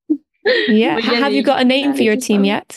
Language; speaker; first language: English; native; English